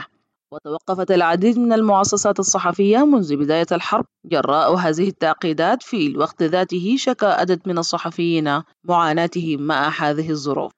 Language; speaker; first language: Arabic; native; Arabic